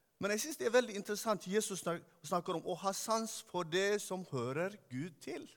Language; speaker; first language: Norwegian; non-native, fluent; Tigrinya